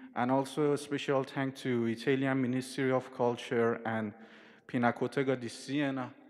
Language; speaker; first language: English; non-native, fluent; Persian